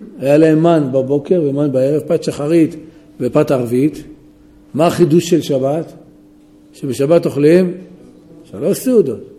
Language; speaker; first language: Hebrew; native; Hebrew